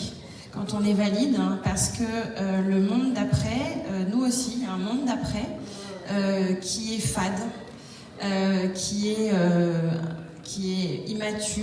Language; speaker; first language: French; native; French